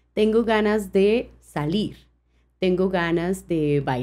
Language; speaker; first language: Spanish; non-native, fluent; French